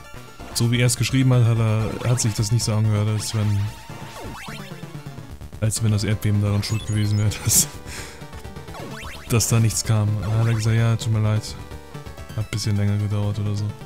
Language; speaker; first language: German; native; German